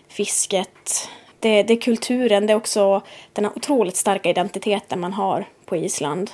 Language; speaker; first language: Swedish; native; Swedish